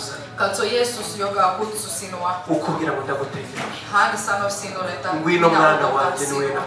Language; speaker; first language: Finnish; non-native, fluent; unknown